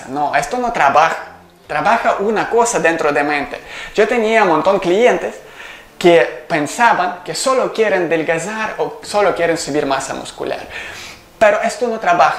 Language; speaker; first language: Spanish; non-native, learner; Ukrainian